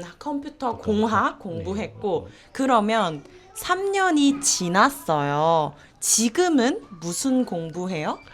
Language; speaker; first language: Korean; native; Korean